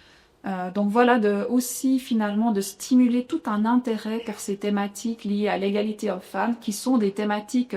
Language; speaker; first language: French; native; French